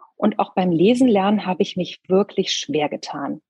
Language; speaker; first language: German; native; German